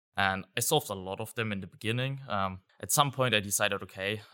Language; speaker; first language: English; non-native, fluent; German